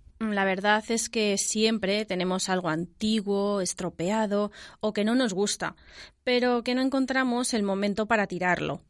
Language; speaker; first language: Spanish; native; Spanish